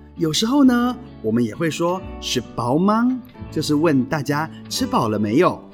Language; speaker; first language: Chinese; non-native, local second language; Hakka Chinese